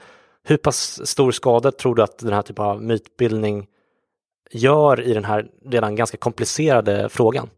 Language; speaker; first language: Swedish; native; Swedish